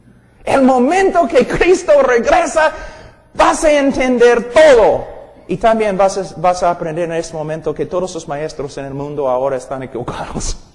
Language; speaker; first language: Spanish; non-native, fluent; English